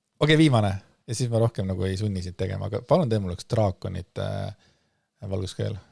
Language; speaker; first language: Estonian; native; Estonian